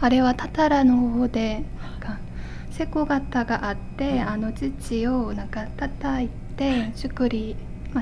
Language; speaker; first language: Japanese; non-native, fluent; Korean